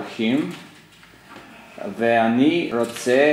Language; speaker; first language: Hebrew; non-native, learner; Serbian